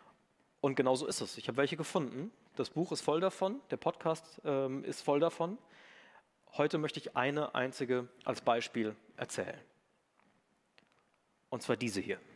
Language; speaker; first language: German; native; German